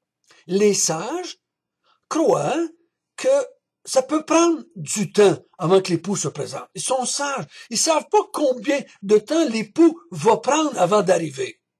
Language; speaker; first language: French; native; French